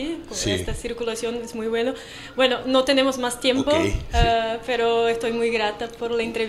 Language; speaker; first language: Spanish; non-native, fluent; Portuguese